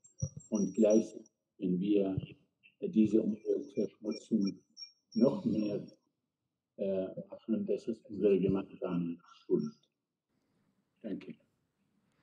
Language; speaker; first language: German; non-native, fluent; Arabic